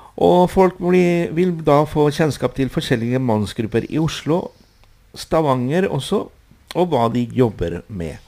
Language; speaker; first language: Norwegian; non-native, fluent; Spanish